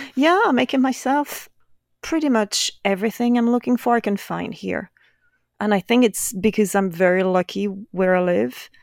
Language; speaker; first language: English; non-native, fluent; French